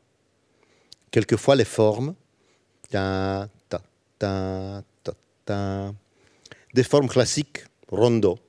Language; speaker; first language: French; non-native, learner; Italian